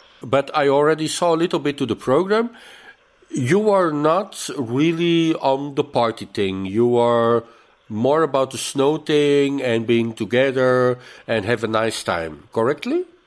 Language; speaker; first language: English; non-native, fluent; Dutch